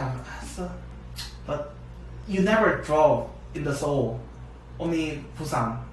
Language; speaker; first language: English; non-native, learner; Korean